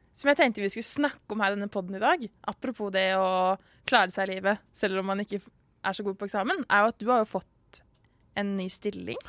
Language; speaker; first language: Norwegian; native; Norwegian